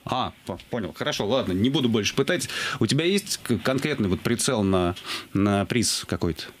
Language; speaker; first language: Russian; native; Russian